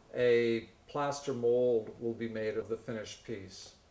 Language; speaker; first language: English; native; English